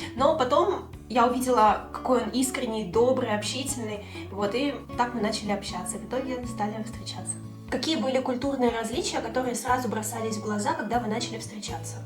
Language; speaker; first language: Russian; native; Russian